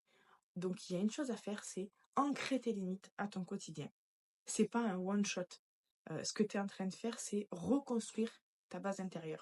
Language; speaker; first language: French; native; French